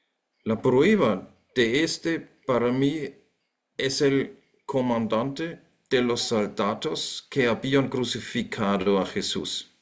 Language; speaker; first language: Spanish; non-native, fluent; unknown